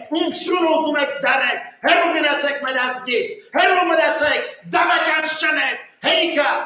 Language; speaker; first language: Armenian; native; Armenian